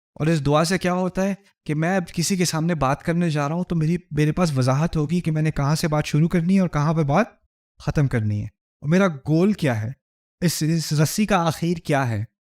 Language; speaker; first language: Urdu; early bilingual, heritage; Urdu